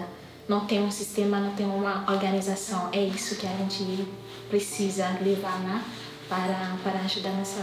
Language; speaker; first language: Portuguese; non-native, fluent; Haitian Creole